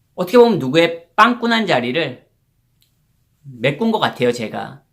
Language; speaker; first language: Korean; native; Korean